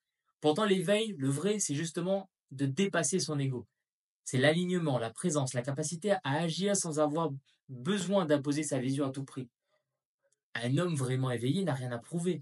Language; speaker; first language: French; native; French